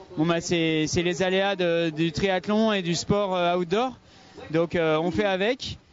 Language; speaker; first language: French; native; French